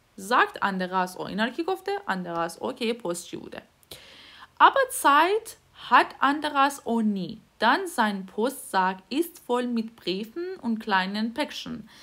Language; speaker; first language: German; non-native, fluent; Persian